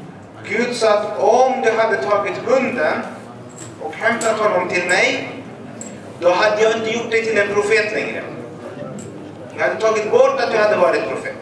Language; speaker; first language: Swedish; early bilingual, other home language; Arabic